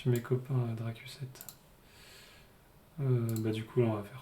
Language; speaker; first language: French; native; French